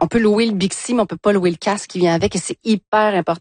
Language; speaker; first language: French; native; French